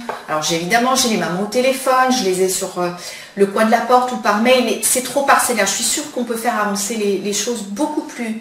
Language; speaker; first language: French; native; French